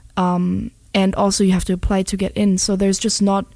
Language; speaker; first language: English; non-native, fluent; German